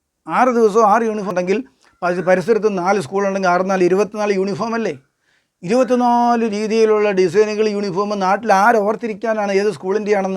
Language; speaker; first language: Malayalam; native; Malayalam